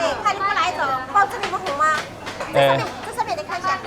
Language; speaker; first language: Chinese; native; Chinese